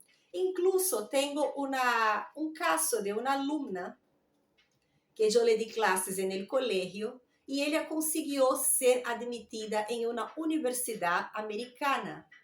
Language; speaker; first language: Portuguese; non-native, learner; Spanish